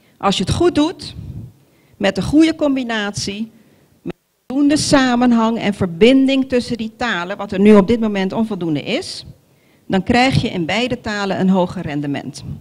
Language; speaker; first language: Dutch; non-native, local second language; Papiamento